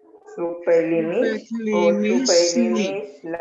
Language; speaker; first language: Turkish; non-native, learner; Spanish